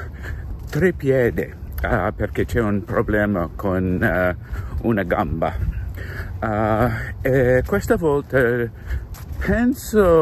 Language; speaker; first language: Italian; non-native, learner; English